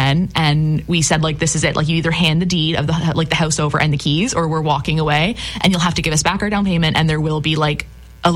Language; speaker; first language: English; native; English